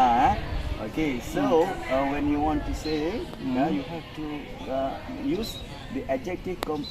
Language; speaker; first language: English; non-native, learner; Indonesian